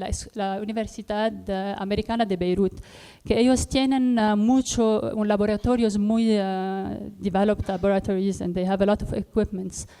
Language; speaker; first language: Spanish; non-native, learner; Arabic